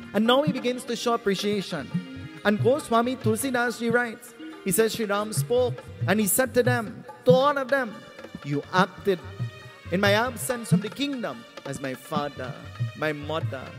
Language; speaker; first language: English; native; English